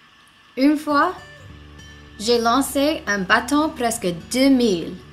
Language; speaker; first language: French; non-native, learner; English